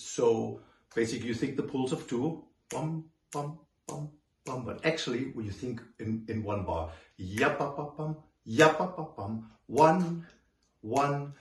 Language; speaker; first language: English; non-native, fluent; German